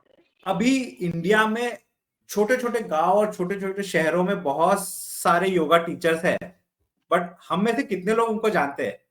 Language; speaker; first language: Hindi; native; Hindi